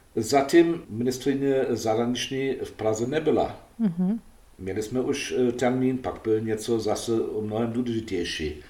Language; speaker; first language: Czech; non-native, fluent; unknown